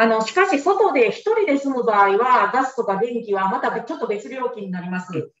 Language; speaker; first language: Japanese; native; Japanese